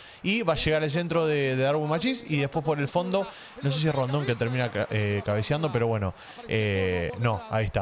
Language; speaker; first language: Spanish; native; Spanish